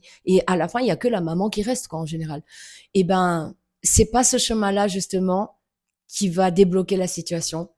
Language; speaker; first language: French; native; French